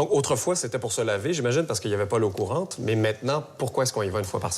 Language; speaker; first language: French; native; French